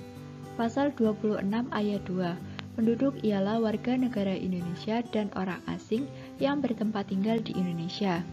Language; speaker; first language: Indonesian; native; Indonesian